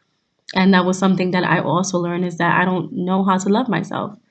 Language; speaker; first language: English; native; English